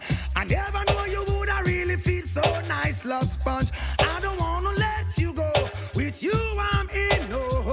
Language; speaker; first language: English; non-native, fluent; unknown